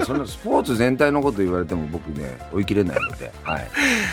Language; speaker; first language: Japanese; native; Japanese